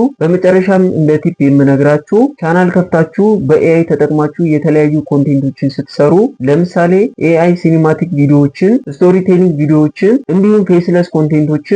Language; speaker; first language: Amharic; native; Amharic